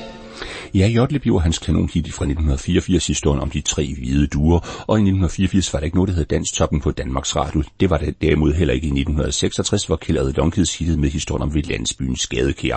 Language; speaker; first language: Danish; native; Danish